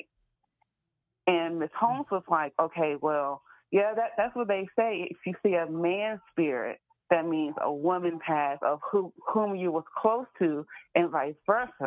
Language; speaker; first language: English; native; English